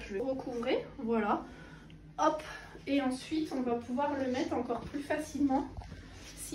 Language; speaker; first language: French; native; French